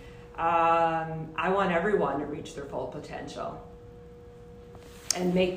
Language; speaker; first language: English; native; English